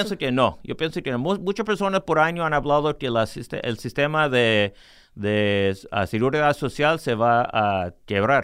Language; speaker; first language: Spanish; early bilingual, heritage; English